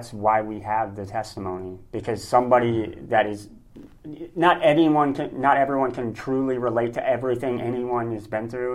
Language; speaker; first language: English; native; English